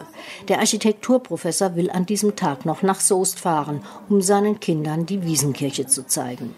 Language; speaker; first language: German; native; German